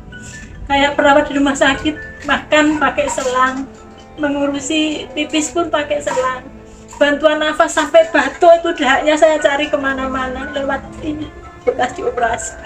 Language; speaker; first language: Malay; non-native, local second language; Javanese